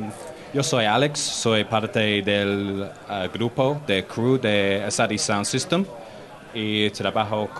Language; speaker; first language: Spanish; non-native, learner; English